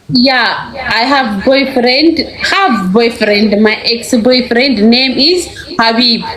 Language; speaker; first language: English; non-native, learner; Amharic